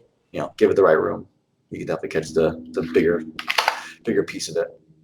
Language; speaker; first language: English; native; English